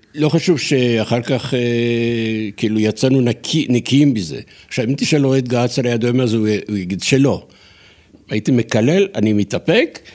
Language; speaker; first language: Hebrew; non-native, fluent; Turkish